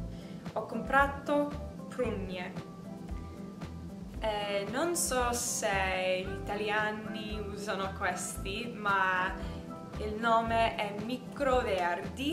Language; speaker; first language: Italian; non-native, learner; English